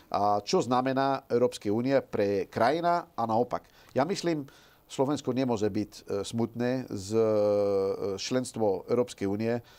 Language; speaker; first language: Slovak; non-native, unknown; Dutch